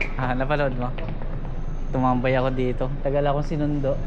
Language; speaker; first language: Filipino; native; Filipino